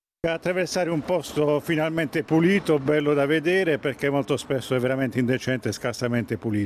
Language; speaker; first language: Italian; native; Italian